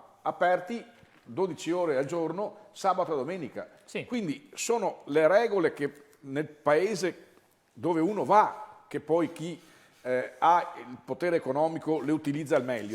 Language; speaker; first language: Italian; native; Italian